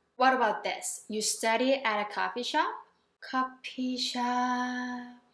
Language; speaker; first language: English; non-native, fluent; Korean